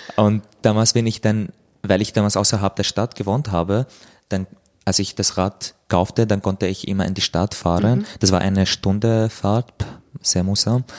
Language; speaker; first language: German; non-native, fluent; Arabic